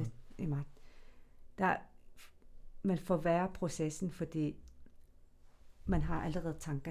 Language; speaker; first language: Danish; non-native, local second language; Kalaallisut